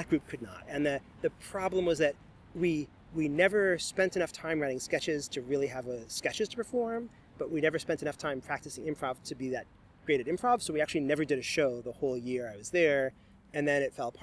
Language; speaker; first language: English; native; English